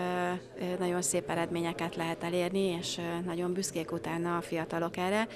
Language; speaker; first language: Hungarian; native; Hungarian